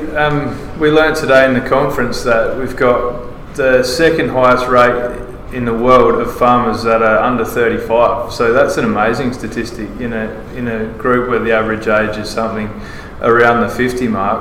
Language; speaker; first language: English; native; English